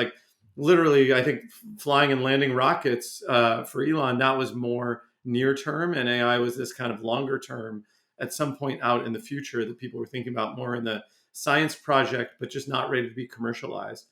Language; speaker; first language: English; native; English